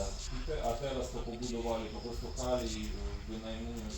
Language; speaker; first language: Polish; non-native, fluent; Ukrainian